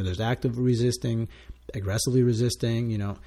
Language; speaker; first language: English; non-native, fluent; Spanish